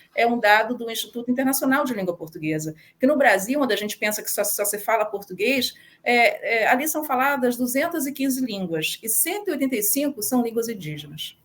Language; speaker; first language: Portuguese; native; Portuguese